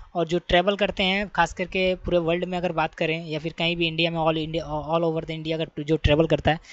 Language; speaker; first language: Hindi; native; Hindi